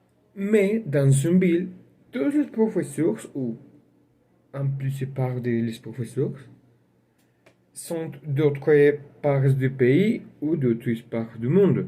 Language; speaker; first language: French; non-native, learner; Spanish